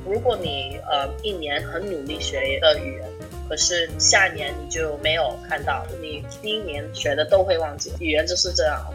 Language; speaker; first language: Chinese; early bilingual, heritage; English